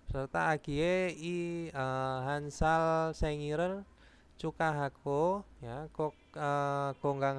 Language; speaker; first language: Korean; non-native, fluent; Indonesian